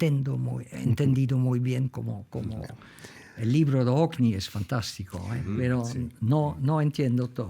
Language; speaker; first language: Spanish; non-native, fluent; Dutch